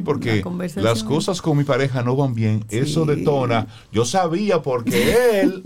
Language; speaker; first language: Spanish; native; Spanish